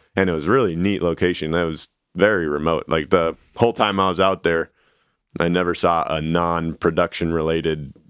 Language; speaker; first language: English; native; English